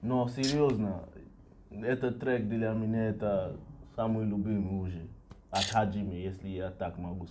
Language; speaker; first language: Russian; non-native, learner; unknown